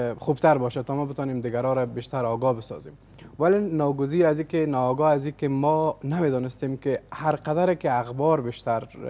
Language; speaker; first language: Persian; native; Persian